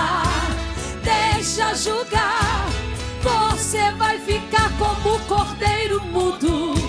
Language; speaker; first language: Portuguese; native; Portuguese